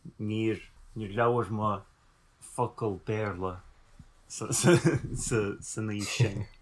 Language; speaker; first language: Irish; non-native, fluent; English